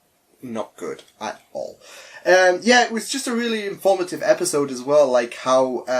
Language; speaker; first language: English; native; English